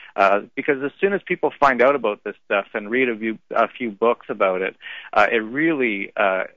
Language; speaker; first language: English; native; English